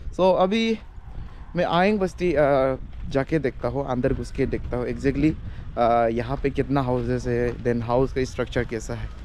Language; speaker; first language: Hindi; non-native, local second language; Adi